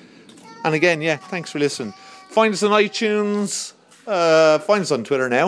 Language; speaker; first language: English; native; English